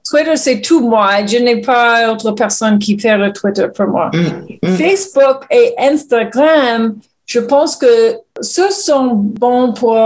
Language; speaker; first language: French; non-native, learner; English